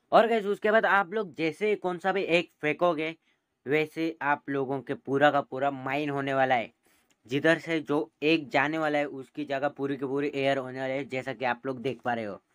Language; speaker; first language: Hindi; native; Hindi